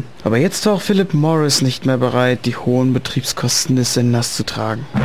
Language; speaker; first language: German; native; German